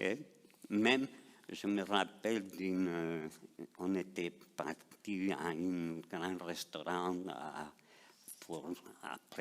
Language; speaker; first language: French; non-native, fluent; Spanish